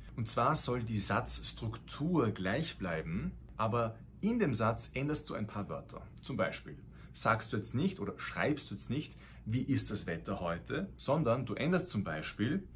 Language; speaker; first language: German; non-native, fluent; Spanish